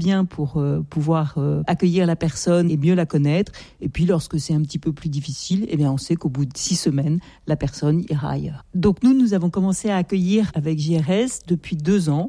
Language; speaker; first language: French; native; French